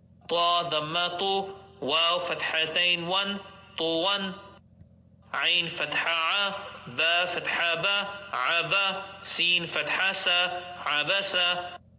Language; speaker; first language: Arabic; non-native, fluent; Oromo